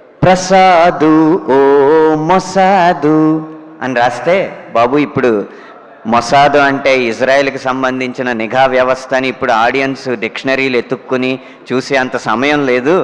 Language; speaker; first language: Telugu; native; Telugu